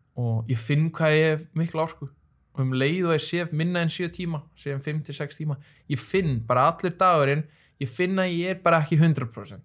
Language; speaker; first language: Icelandic; early bilingual, other home language; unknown